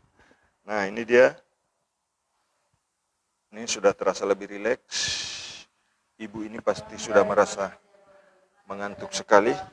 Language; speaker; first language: Indonesian; native; Indonesian